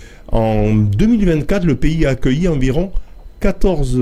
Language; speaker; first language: French; native; French